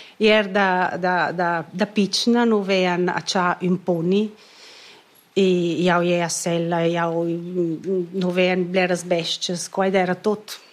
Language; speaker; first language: Italian; non-native, local second language; Romansh